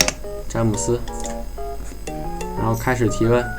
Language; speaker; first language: Chinese; native; Chinese